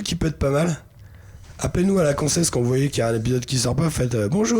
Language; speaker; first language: French; native; French